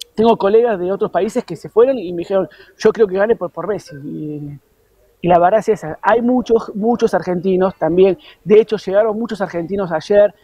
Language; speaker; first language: Spanish; native; Spanish